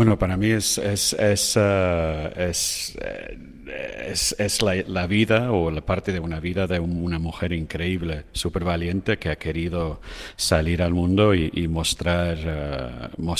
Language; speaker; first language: Spanish; non-native, fluent; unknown